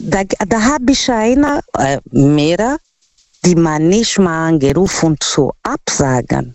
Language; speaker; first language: German; non-native, learner; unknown